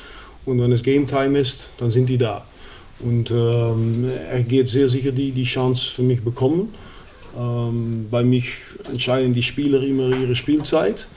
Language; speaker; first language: German; non-native, fluent; Dutch